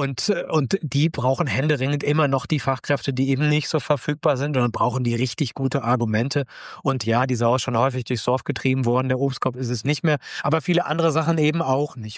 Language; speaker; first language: German; native; German